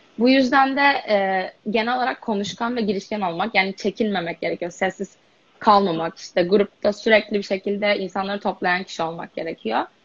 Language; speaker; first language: Turkish; native; Turkish